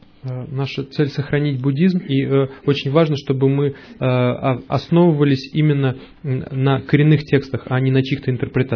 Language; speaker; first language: Russian; native; Russian